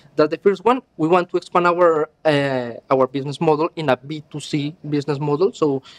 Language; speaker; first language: English; non-native, learner; Spanish